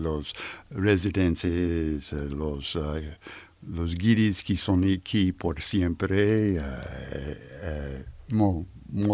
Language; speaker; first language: Spanish; non-native, learner; French